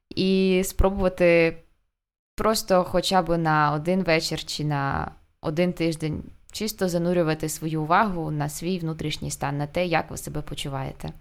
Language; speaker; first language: Ukrainian; native; Ukrainian